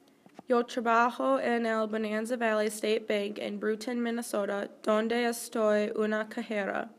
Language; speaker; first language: Spanish; non-native, learner; English